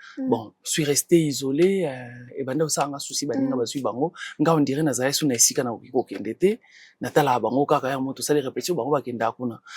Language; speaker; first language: Lingala; non-native, local second language; Kongo